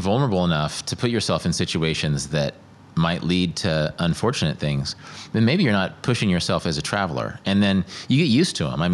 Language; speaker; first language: English; native; English